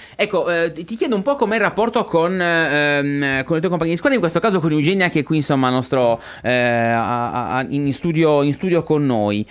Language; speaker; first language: Italian; native; Italian